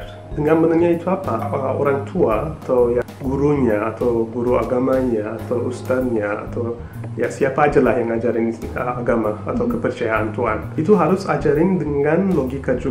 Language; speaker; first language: Indonesian; non-native, fluent; Turkish